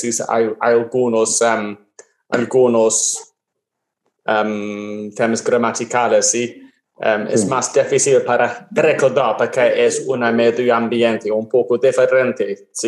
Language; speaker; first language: Spanish; non-native, learner; English